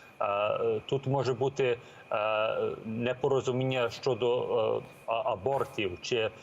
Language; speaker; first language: Ukrainian; early bilingual, heritage; Ukrainian